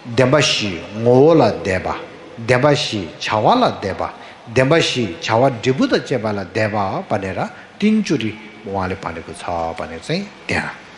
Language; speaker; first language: Nepali; non-native, fluent; Tibetan